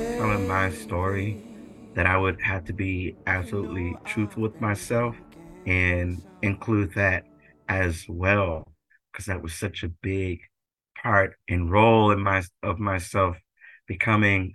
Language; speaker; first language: English; native; English